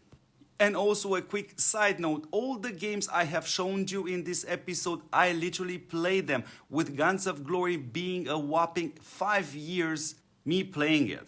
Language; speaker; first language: English; non-native, fluent; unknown